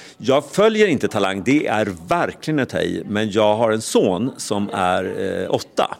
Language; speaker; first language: Swedish; native; Swedish